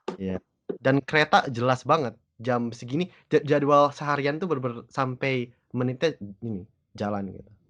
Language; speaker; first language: Indonesian; early bilingual, other home language; English